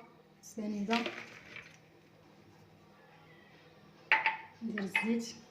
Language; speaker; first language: Arabic; native; Arabic